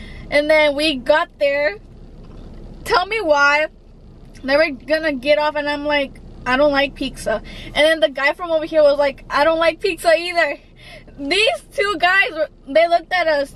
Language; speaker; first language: English; early bilingual, other home language; Spanish